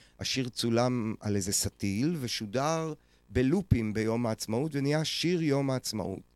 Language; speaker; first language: Hebrew; native; Hebrew